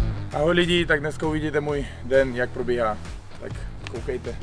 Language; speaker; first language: Czech; non-native, fluent; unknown